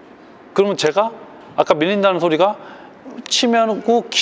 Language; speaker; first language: Korean; native; Korean